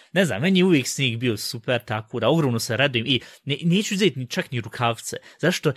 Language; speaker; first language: Bosnian; early bilingual, heritage; Bosnian